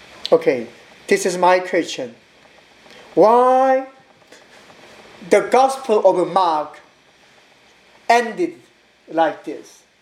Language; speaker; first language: English; non-native, learner; Korean